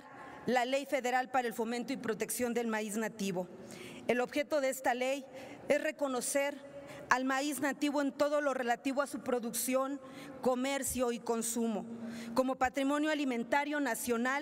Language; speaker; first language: Spanish; native; Spanish